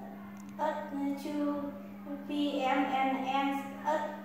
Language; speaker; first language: English; non-native, learner; Vietnamese